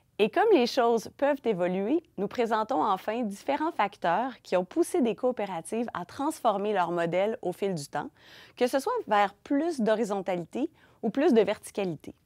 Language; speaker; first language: French; native; French